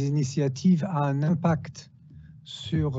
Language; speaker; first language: French; non-native, fluent; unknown